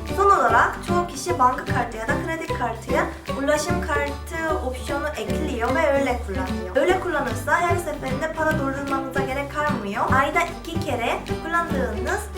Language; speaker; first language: Turkish; non-native, fluent; Korean